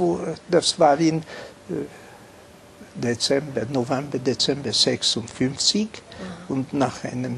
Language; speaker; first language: German; non-native, fluent; Hungarian